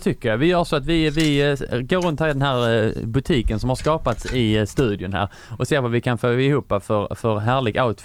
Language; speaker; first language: Swedish; native; Swedish